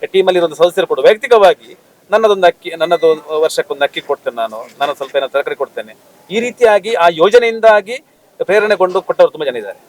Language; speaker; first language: Kannada; native; Kannada